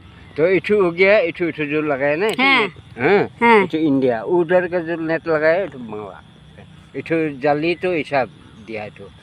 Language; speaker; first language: Hindi; non-native, local second language; Khasi